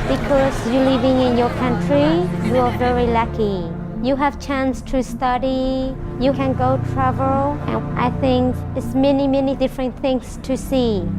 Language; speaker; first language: English; non-native, local second language; Hmong